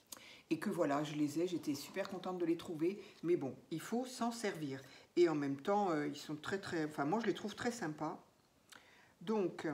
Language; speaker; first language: French; native; French